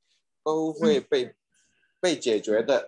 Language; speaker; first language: Chinese; non-native, learner; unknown